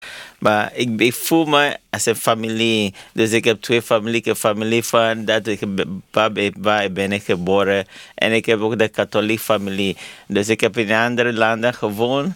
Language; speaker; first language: Dutch; non-native, learner; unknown